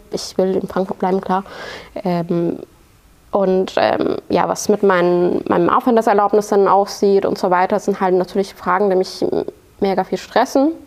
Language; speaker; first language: German; non-native, fluent; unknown